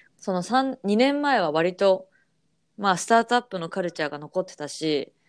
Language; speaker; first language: Japanese; native; Japanese